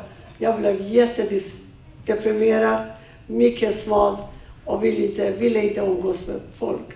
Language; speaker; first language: Swedish; non-native, fluent; Persian